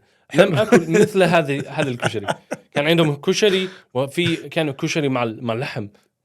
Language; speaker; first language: Arabic; non-native, learner; Swedish